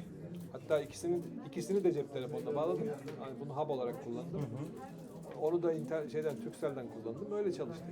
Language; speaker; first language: Turkish; native; Turkish